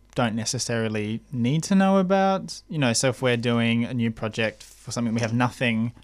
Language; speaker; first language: English; native; English